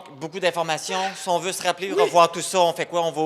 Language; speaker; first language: French; native; French